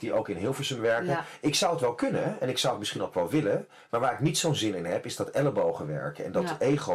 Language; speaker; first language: Dutch; native; Dutch